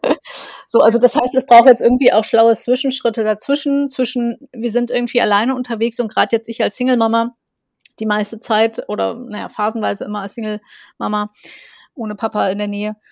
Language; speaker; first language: German; native; German